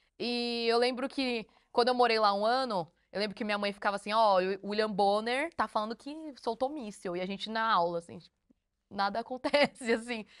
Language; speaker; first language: Portuguese; native; Portuguese